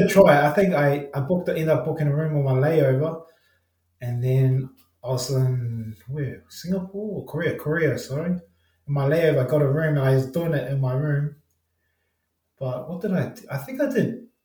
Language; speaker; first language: English; native; English